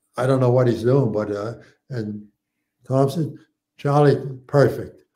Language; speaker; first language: English; native; English